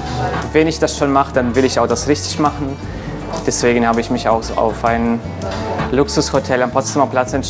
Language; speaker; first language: German; non-native, fluent; Russian